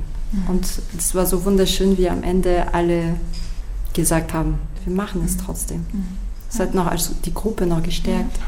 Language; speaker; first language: German; non-native, fluent; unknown